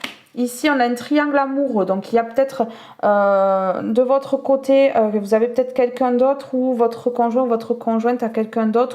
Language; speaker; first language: French; native; French